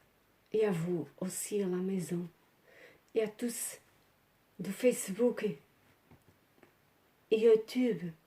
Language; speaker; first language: French; non-native, learner; Portuguese